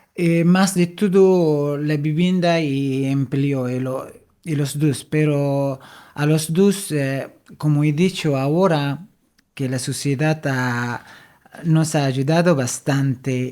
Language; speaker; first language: Spanish; non-native, fluent; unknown